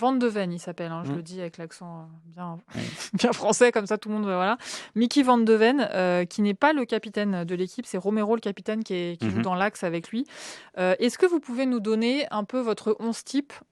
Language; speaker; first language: French; native; French